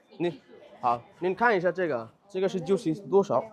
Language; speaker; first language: Chinese; non-native, learner; Bangla